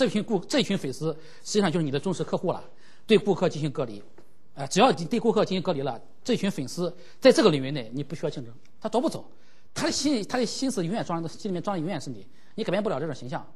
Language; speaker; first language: Chinese; native; Chinese